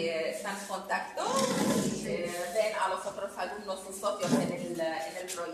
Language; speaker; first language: Spanish; non-native, fluent; Arabic